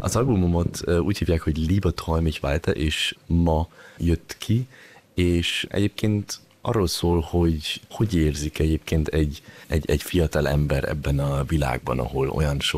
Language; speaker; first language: Hungarian; early bilingual, heritage; Hungarian